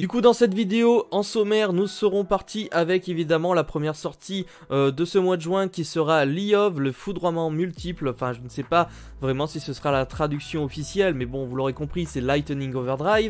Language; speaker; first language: French; native; French